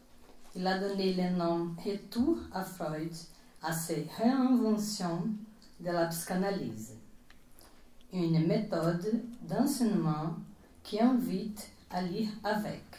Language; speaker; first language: French; non-native, fluent; Portuguese